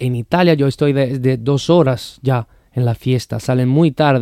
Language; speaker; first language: Spanish; non-native, fluent; Italian